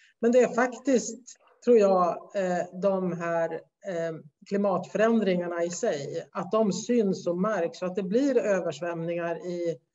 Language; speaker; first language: Swedish; native; Swedish